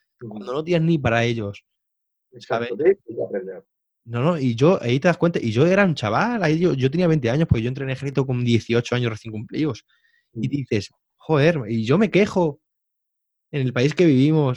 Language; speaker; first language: Spanish; native; Spanish